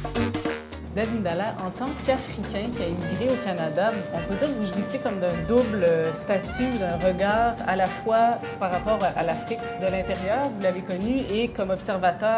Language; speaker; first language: French; native; French